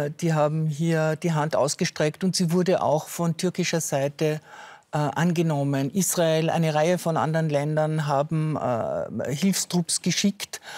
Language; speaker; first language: German; native; German